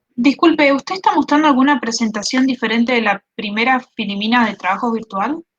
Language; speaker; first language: Spanish; native; Spanish